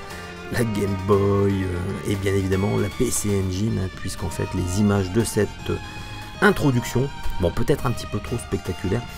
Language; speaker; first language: French; native; French